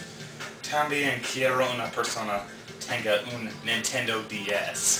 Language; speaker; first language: Spanish; non-native, learner; English